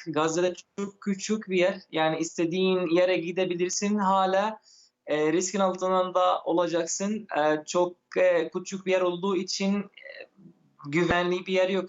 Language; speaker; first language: Turkish; non-native, fluent; Arabic